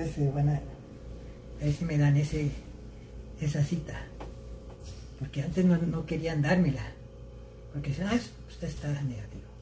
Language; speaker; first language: Spanish; early bilingual, heritage; Spanish